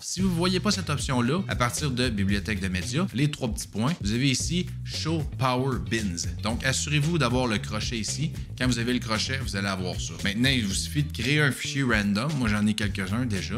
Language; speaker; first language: French; native; French